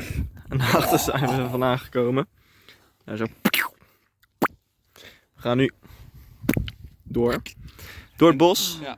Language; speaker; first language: Dutch; native; Dutch